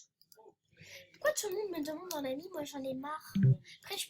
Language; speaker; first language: French; native; French